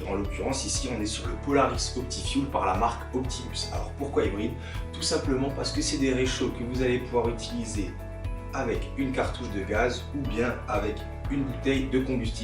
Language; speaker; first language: French; native; French